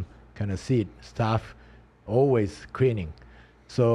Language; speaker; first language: English; non-native, learner; Japanese